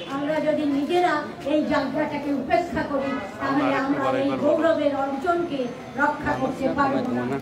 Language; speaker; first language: Bangla; native; Bangla